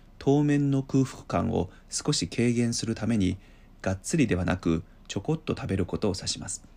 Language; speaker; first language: Japanese; non-native, fluent; Chinese